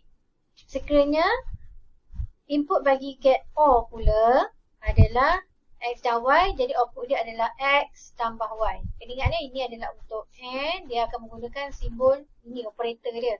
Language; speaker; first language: Malay; native; Malay